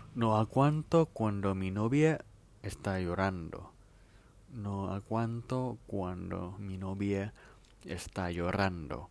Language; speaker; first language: Spanish; non-native, fluent; Thai